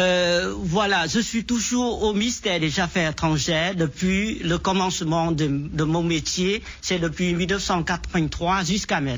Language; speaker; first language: French; non-native, fluent; Vietnamese